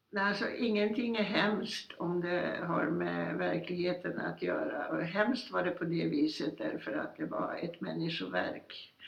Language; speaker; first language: Swedish; early bilingual, other home language; Polish